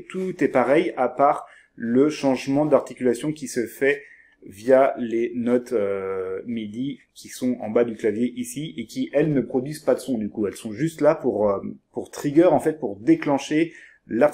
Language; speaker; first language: French; native; French